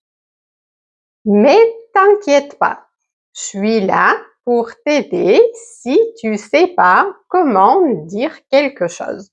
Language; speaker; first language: French; native; French